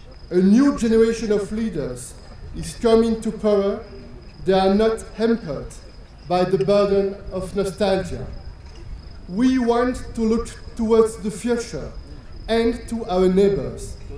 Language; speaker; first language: English; non-native, fluent; French